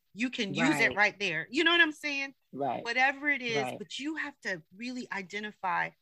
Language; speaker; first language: English; native; English